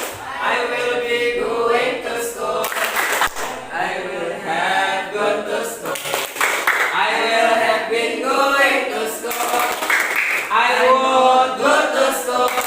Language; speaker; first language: English; non-native, fluent; Indonesian